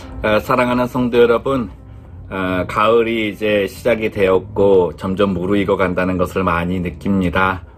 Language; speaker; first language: Korean; native; Korean